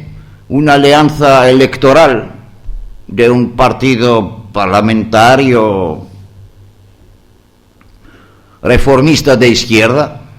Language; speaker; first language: Spanish; non-native, learner; Greek